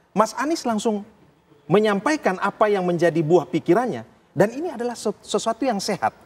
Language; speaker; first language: Indonesian; native; Indonesian